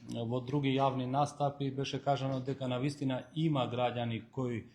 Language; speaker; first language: Macedonian; non-native, local second language; Albanian